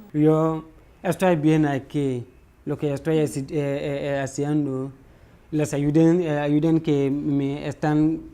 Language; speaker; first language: Spanish; non-native, learner; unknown